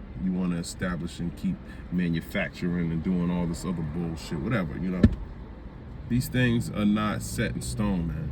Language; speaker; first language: English; native; English